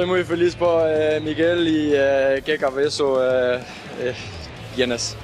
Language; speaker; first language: Spanish; non-native, learner; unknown